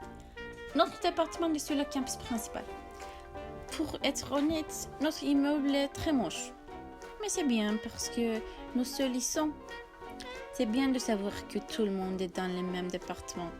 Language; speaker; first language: French; non-native, learner; Turkish